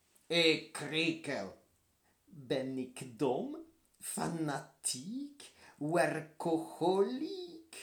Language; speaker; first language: Dutch; non-native, learner; French